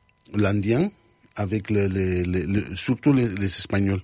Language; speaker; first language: French; non-native, fluent; Spanish